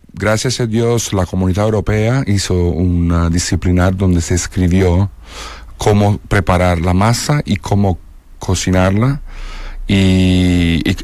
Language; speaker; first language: Spanish; non-native, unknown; Italian